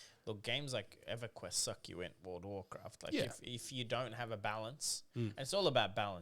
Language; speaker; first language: English; native; English